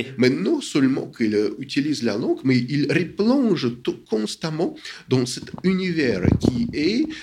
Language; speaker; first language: French; non-native, fluent; Russian